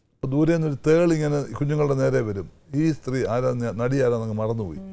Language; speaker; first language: Malayalam; native; Malayalam